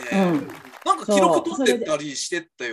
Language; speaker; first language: Japanese; native; Japanese